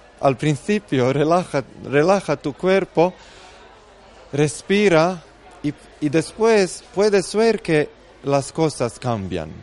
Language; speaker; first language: Spanish; non-native, fluent; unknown